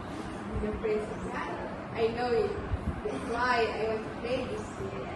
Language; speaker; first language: English; non-native, learner; Malay